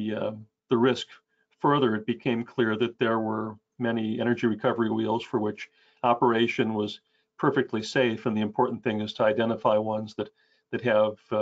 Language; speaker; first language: English; native; English